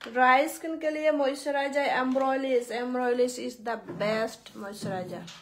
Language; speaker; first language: Hindi; non-native, local second language; Bangla